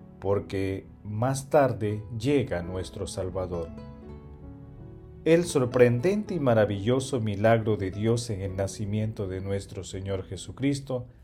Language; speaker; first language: Spanish; native; Spanish